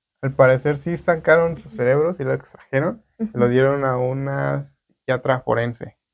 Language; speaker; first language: Spanish; native; Spanish